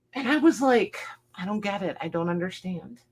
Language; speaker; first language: English; native; English